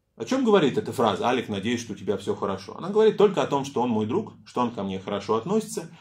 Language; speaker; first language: Russian; native; Russian